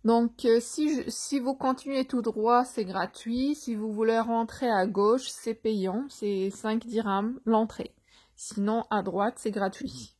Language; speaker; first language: French; non-native, local second language; Arabic